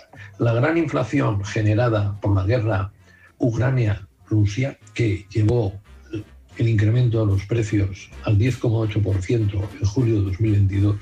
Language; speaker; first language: Spanish; native; Spanish